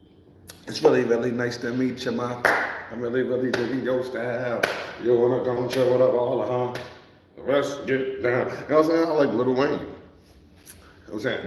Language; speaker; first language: English; native; English